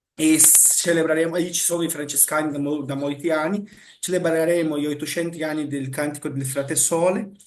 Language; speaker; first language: Italian; non-native, fluent; Portuguese